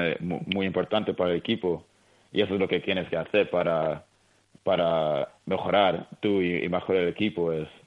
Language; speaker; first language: Spanish; early bilingual, heritage; Spanish